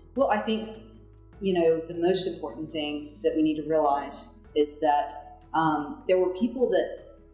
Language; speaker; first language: English; native; English